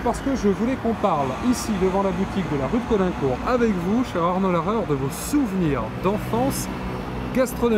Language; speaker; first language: French; native; French